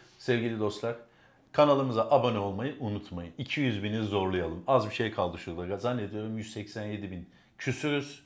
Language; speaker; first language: Turkish; native; Turkish